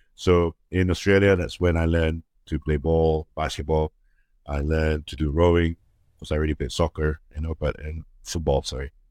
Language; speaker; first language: English; early bilingual, other home language; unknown